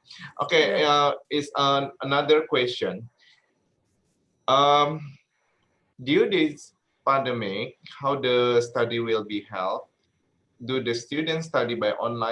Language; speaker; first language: English; non-native, learner; Indonesian